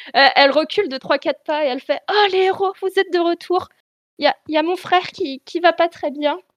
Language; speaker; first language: French; native; French